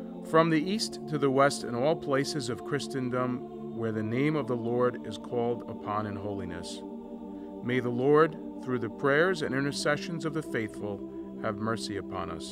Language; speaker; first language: English; native; English